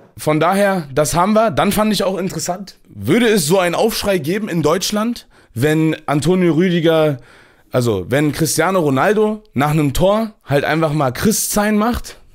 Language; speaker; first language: German; early bilingual, other home language; Turkish